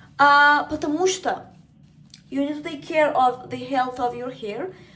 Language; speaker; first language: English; non-native, fluent; Spanish